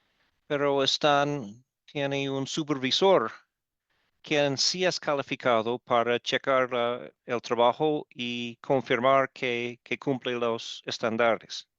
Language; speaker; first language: Spanish; non-native, fluent; English